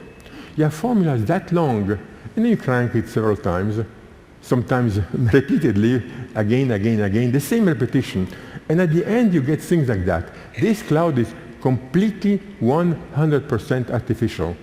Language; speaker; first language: English; non-native, fluent; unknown